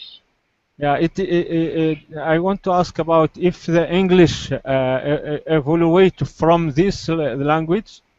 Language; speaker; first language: English; non-native, learner; Arabic